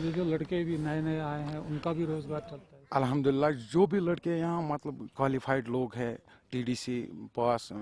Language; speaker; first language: Hindi; non-native, local second language; Kashmiri